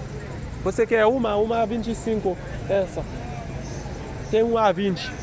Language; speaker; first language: Portuguese; non-native, learner; Haitian Creole